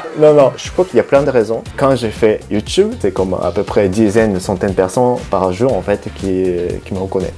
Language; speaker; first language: French; non-native, fluent; Japanese